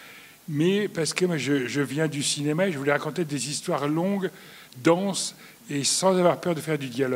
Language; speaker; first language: French; native; French